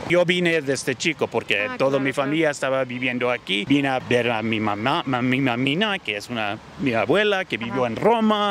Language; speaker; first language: Spanish; early bilingual, heritage; Spanish